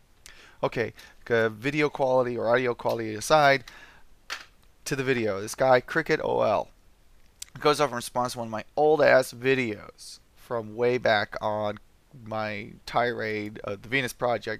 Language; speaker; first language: English; native; English